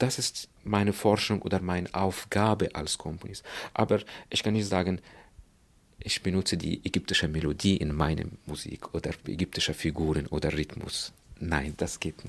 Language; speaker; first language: German; non-native, fluent; Arabic